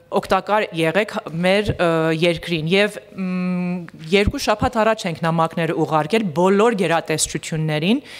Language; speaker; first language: Armenian; early bilingual, heritage; Armenian